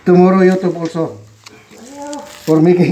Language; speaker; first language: English; non-native, learner; Filipino